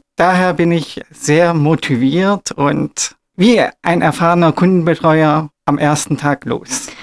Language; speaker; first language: German; early bilingual, other home language; Turkish